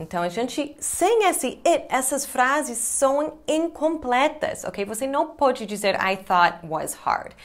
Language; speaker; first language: Portuguese; non-native, fluent; English